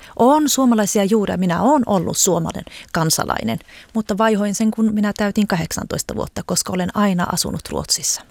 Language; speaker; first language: Finnish; early bilingual, heritage; Finnish